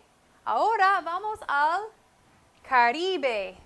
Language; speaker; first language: Spanish; non-native, fluent; English